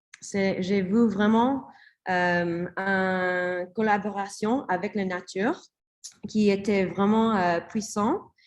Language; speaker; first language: French; non-native, learner; English